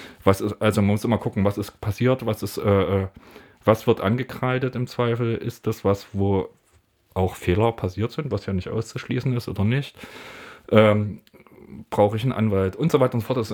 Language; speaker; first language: German; native; German